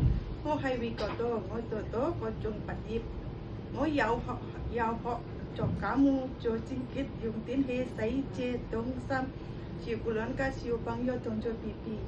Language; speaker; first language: Cantonese; non-native, learner; Indonesian